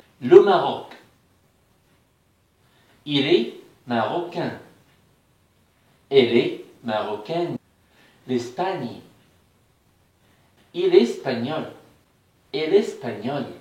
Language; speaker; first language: French; non-native, fluent; Arabic